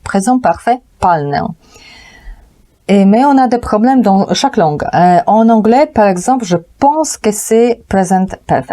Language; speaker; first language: French; non-native, fluent; Polish